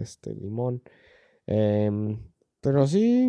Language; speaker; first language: Spanish; non-native, fluent; English